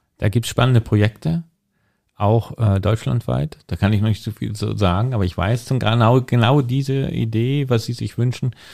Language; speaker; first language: German; native; German